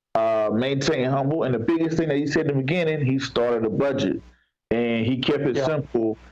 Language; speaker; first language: English; native; English